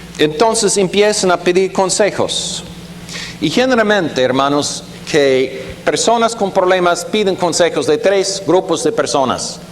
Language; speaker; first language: Spanish; non-native, fluent; German